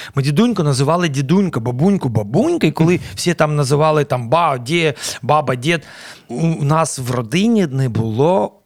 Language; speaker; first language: Ukrainian; non-native, local second language; Russian